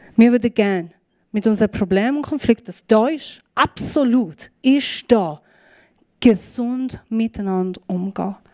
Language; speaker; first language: German; non-native, fluent; Persian